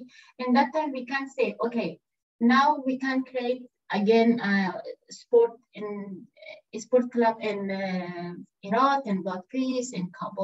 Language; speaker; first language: English; non-native, learner; Persian